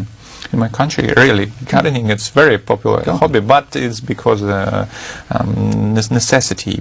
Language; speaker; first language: English; non-native, fluent; Russian